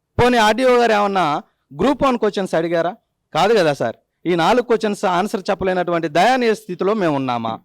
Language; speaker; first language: Telugu; native; Telugu